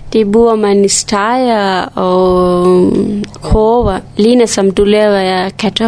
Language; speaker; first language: Danish; non-native, learner; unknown